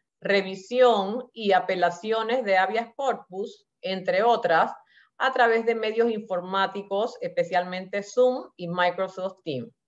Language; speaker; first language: Spanish; native; Spanish